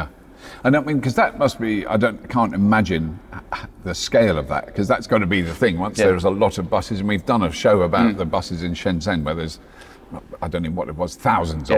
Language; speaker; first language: English; native; English